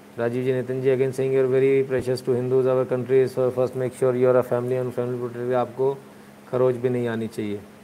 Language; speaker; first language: Hindi; native; Hindi